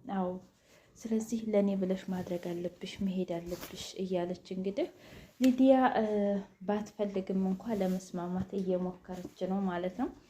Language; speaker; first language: Amharic; native; Amharic